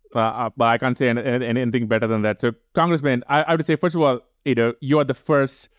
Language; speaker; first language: English; non-native, local second language; Tamil